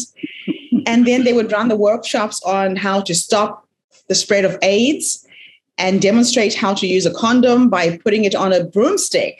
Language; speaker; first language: English; non-native, local second language; Shona